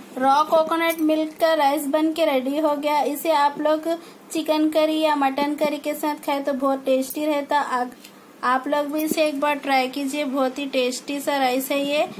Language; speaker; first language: Hindi; native; Hindi